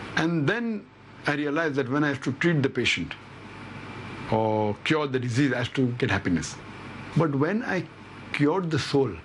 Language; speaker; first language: English; non-native, local second language; Urdu